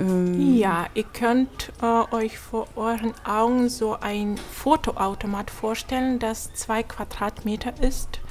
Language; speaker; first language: German; non-native, fluent; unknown